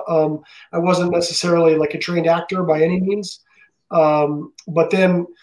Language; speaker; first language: English; native; English